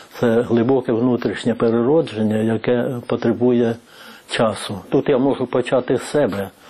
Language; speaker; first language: Ukrainian; native; Ukrainian